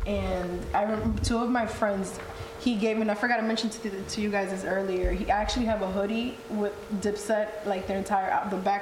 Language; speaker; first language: English; early bilingual, other home language; Spanish